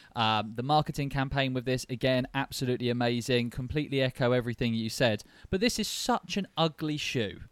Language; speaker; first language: English; native; English